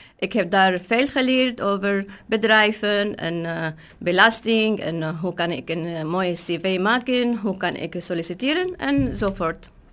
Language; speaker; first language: Dutch; non-native, learner; Arabic